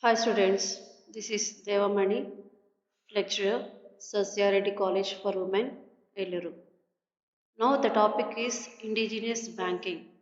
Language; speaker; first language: English; non-native, local second language; Telugu